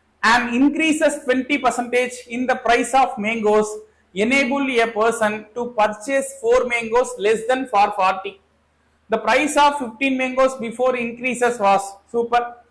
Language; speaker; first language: English; non-native, local second language; Tamil